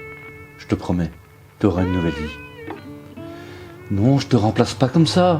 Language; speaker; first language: French; native; French